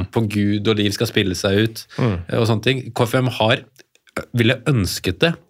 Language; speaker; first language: Norwegian; native; Norwegian